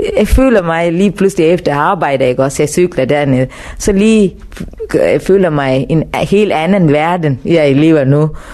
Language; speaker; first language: Danish; non-native, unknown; Tamil